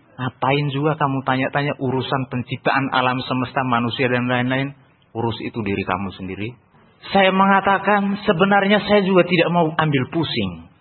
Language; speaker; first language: Indonesian; non-native, local second language; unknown